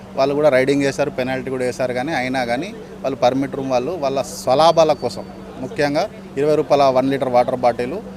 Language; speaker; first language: Telugu; native; Telugu